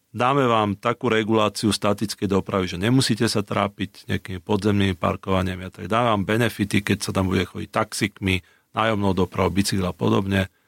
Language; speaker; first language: Slovak; native; Slovak